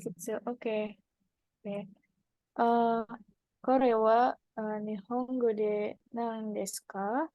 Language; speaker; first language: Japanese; non-native, learner; Indonesian